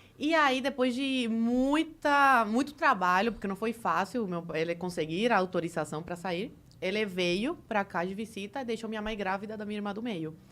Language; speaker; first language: Portuguese; early bilingual, other home language; Spanish